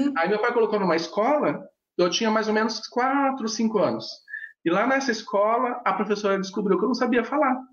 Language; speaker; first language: Portuguese; non-native, local second language; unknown